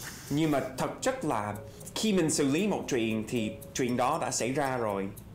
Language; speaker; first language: Vietnamese; non-native, fluent; English